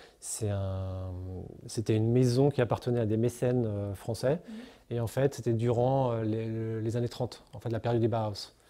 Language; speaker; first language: French; native; French